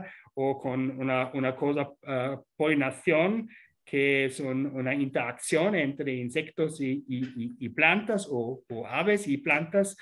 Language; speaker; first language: Spanish; non-native, fluent; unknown